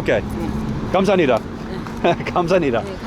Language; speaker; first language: Korean; non-native, learner; Dutch